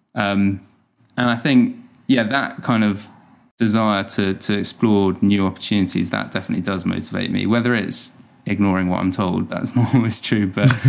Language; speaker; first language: English; native; English